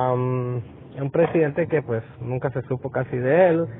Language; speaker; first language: Spanish; native; Spanish